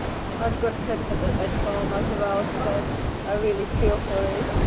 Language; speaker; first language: English; non-native, fluent; Polish